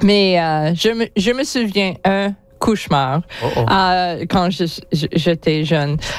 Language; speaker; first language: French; non-native, learner; English